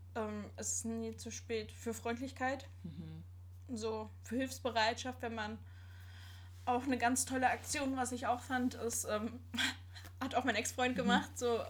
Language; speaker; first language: German; native; German